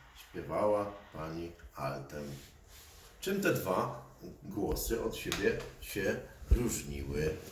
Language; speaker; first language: Polish; native; Polish